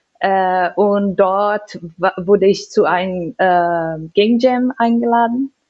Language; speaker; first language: German; non-native, learner; Portuguese